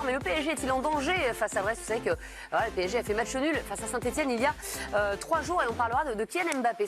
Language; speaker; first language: French; native; French